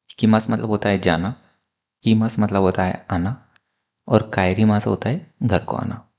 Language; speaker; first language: Hindi; native; Hindi